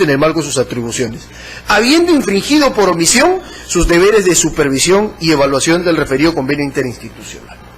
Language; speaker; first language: Spanish; native; Spanish